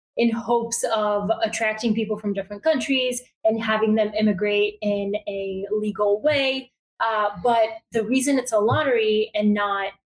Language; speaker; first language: English; early bilingual, other home language; Bulgarian